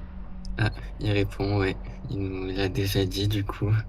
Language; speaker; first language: French; native; French